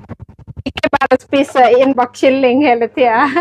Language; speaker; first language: Norwegian; non-native, learner; Thai